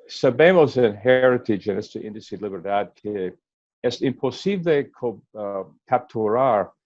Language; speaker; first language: Spanish; non-native, learner; English